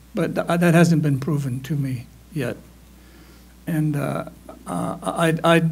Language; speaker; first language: English; native; English